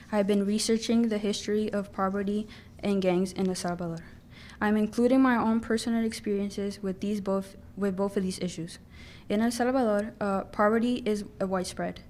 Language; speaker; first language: English; early bilingual, other home language; Spanish